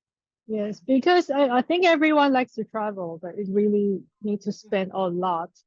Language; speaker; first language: English; non-native, learner; Chinese